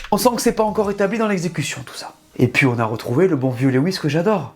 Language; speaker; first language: French; native; French